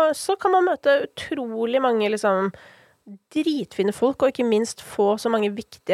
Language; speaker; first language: Norwegian; native; Norwegian